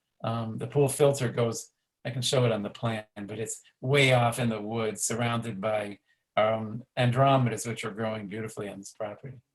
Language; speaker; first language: English; native; English